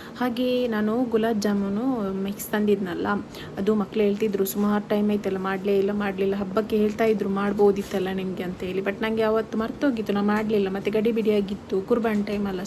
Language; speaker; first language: Kannada; non-native, local second language; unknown